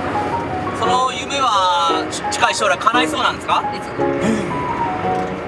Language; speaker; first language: Japanese; native; Japanese